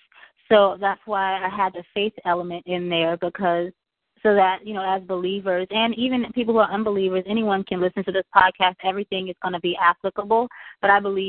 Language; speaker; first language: English; native; English